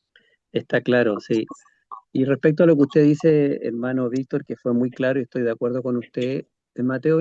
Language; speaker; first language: Spanish; native; Spanish